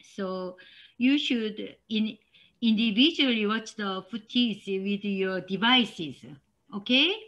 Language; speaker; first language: English; non-native, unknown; Korean